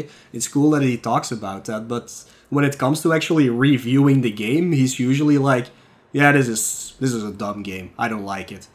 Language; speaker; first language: English; non-native, fluent; Dutch